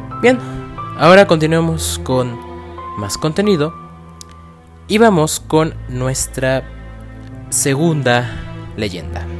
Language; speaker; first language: Spanish; native; Spanish